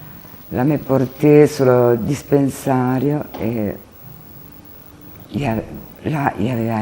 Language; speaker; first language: French; non-native, learner; Italian